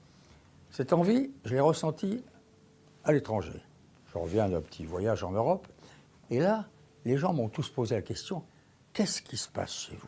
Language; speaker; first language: French; native; French